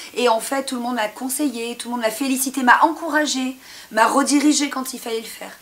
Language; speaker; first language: French; native; French